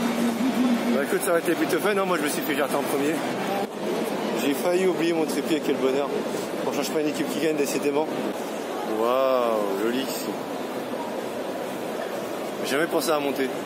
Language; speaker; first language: French; native; French